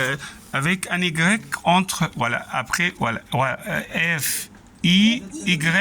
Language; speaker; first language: French; non-native, fluent; Arabic